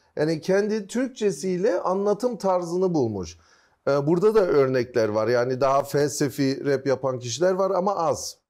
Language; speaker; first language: Turkish; early bilingual, heritage; Turkish